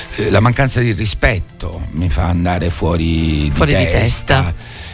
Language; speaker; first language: Italian; native; Italian